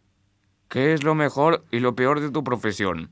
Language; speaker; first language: Spanish; native; Spanish